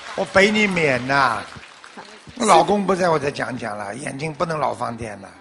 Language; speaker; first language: Chinese; native; Chinese